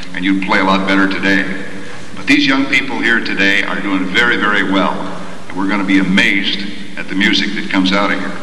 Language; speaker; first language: English; native; English